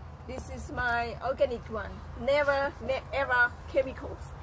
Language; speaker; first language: English; non-native, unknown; Thai